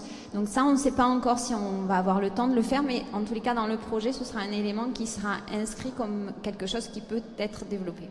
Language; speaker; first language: French; native; French